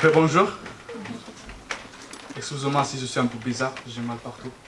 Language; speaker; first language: French; non-native, learner; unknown